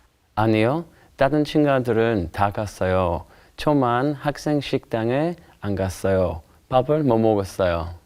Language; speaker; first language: Korean; non-native, learner; English